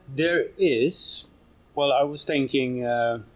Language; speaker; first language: English; non-native, fluent; Swedish